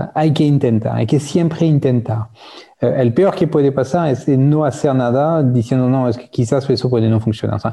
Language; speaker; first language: Spanish; non-native, fluent; French